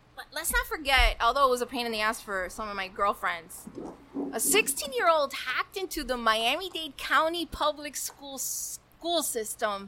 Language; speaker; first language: English; early bilingual, other home language; Spanish